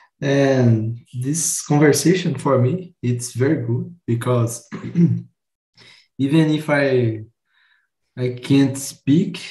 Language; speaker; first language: English; non-native, fluent; Portuguese